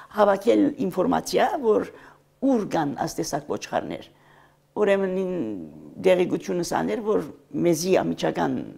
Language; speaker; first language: Armenian; early bilingual, heritage; Armenian